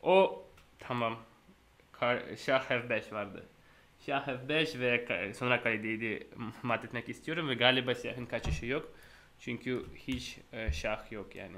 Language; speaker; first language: Turkish; non-native, fluent; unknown